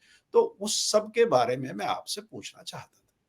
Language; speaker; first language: Hindi; native; Hindi